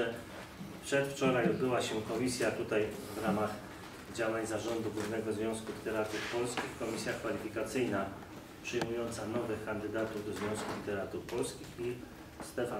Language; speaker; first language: Polish; native; Polish